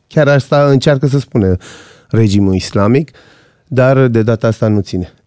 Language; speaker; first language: Romanian; non-native, fluent; Persian